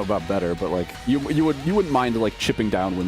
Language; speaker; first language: English; native; English